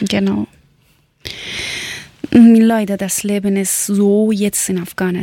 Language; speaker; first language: German; non-native, learner; Persian